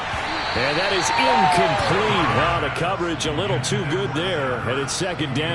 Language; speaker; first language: English; native; English